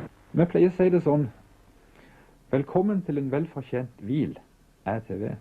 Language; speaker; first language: Norwegian; native; Norwegian